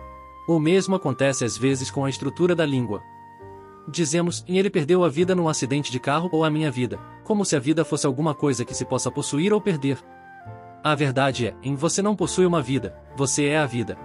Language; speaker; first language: Portuguese; native; Portuguese